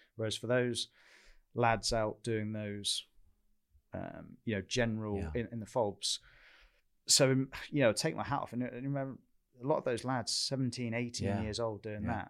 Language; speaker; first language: English; native; English